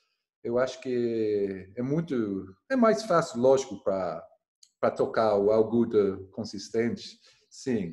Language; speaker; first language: Portuguese; non-native, learner; English